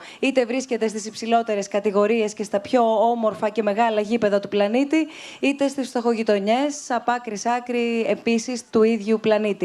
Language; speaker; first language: Greek; native; Greek